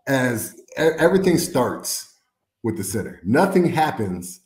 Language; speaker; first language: English; native; English